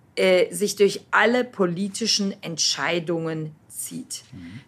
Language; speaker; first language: German; native; German